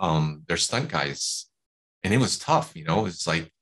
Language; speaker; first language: English; native; English